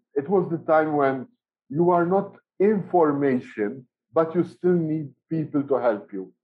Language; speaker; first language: English; non-native, fluent; Maltese